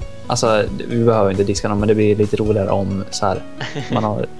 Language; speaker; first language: Swedish; native; Swedish